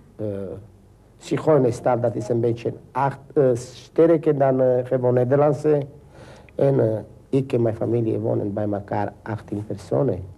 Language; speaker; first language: Dutch; non-native, learner; Romany